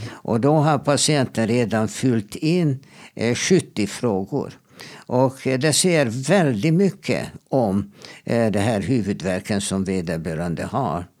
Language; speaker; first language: Swedish; non-native, fluent; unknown